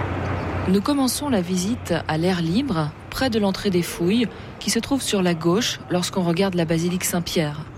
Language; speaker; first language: French; native; French